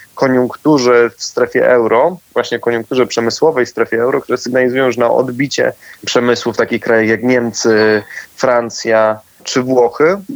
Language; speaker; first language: Polish; native; Polish